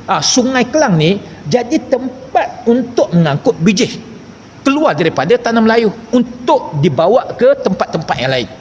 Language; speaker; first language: Malay; non-native, local second language; Chinese